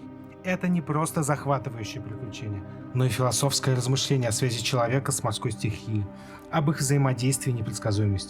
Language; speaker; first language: Russian; native; Russian